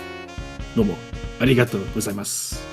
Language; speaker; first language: Japanese; non-native, learner; English